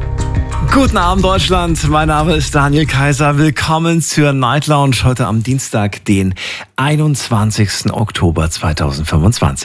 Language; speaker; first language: German; native; German